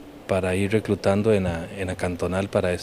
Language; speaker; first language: Spanish; native; Spanish